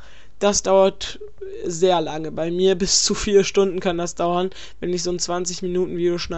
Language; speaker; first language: German; native; German